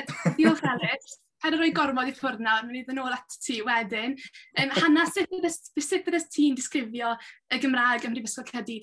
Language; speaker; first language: Welsh; native; Welsh